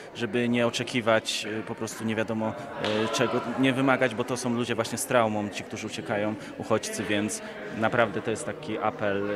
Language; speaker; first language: Polish; native; Polish